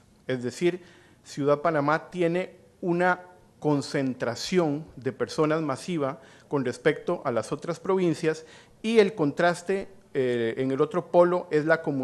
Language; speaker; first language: Spanish; native; Spanish